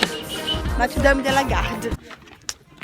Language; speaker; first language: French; non-native, learner; Portuguese